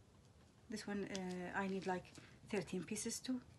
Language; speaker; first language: English; non-native, fluent; Arabic